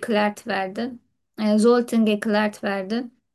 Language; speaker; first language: German; non-native, learner; Turkish